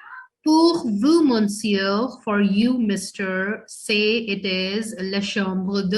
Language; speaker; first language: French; non-native, fluent; Hindi